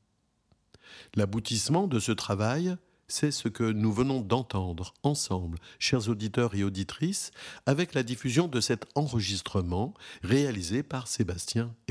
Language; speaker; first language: French; native; French